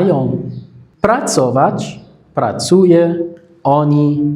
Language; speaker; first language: Polish; non-native, fluent; Arabic